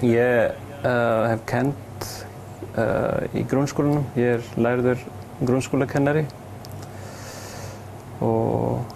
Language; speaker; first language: Icelandic; non-native, fluent; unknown